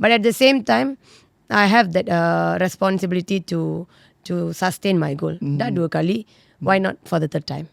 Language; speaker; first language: English; non-native, local second language; Tamil